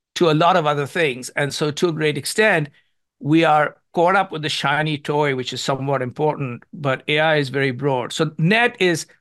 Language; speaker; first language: English; non-native, local second language; Gujarati